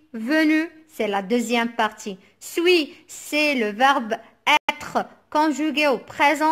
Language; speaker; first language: French; non-native, local second language; Arabic